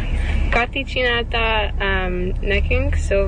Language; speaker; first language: Hungarian; early bilingual, heritage; Hungarian